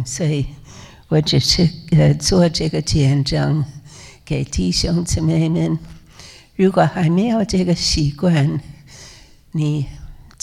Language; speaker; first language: Chinese; non-native, fluent; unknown